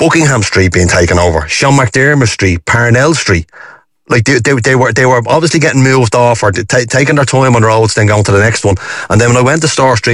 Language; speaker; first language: English; native; English